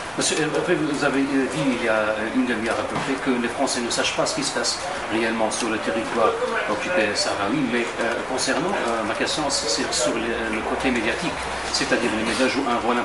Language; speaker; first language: French; non-native, local second language; Arabic